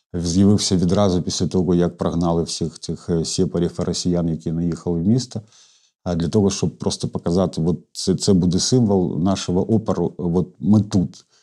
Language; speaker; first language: Ukrainian; non-native, local second language; Russian